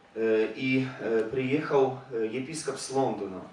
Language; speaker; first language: Russian; non-native, fluent; Polish